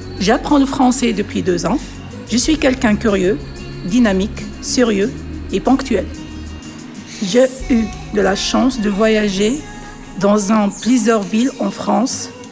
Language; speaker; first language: French; non-native, learner; Arabic